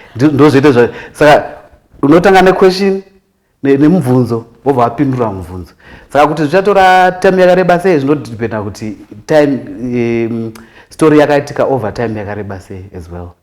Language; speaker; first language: Shona; non-native, local second language; North Ndebele